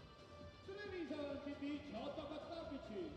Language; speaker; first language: Italian; native; Italian